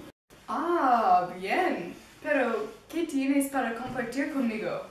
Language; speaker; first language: Spanish; non-native, learner; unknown